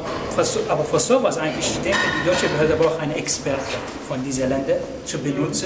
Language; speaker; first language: German; non-native, learner; Arabic